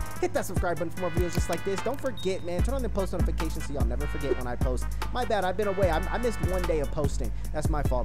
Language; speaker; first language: English; native; English